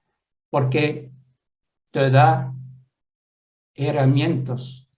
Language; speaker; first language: Spanish; non-native, fluent; Dutch